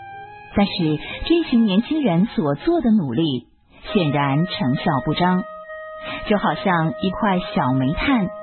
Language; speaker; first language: Chinese; native; Chinese